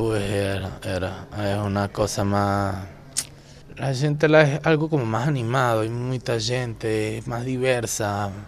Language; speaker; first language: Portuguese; non-native, learner; Spanish